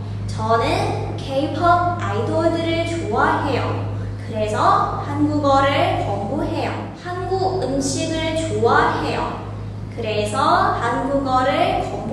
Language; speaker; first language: Korean; non-native, fluent; Burmese